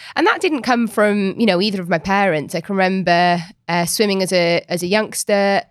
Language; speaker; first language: English; native; English